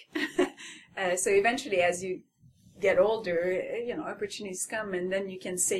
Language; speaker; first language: English; non-native, fluent; French